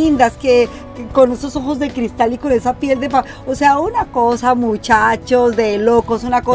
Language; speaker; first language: Spanish; native; Spanish